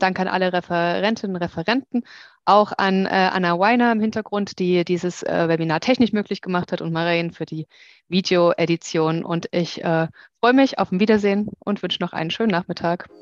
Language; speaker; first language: German; native; German